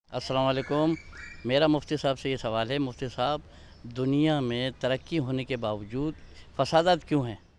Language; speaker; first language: Urdu; native; Urdu